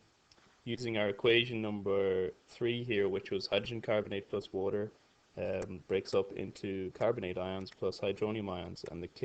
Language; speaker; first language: English; native; English